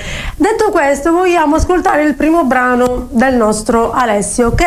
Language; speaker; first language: Italian; native; Italian